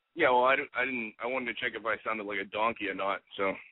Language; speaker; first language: English; native; English